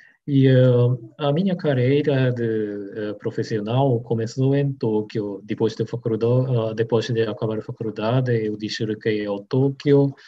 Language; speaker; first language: Portuguese; non-native, learner; Japanese